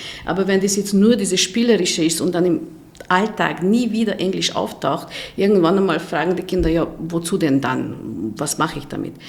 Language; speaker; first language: German; non-native, fluent; Hungarian